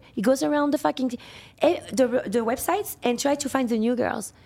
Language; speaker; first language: English; non-native, fluent; French